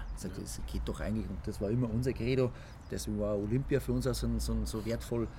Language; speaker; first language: German; native; German